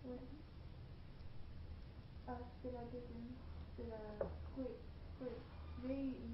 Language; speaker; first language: French; non-native, learner; Chinese